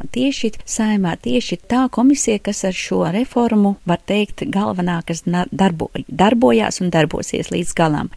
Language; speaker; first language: Latvian; non-native, local second language; Russian